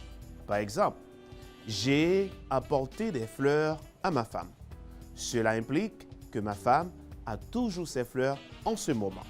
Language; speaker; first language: French; non-native, fluent; Spanish